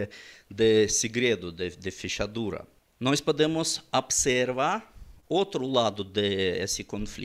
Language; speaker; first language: Portuguese; non-native, learner; Russian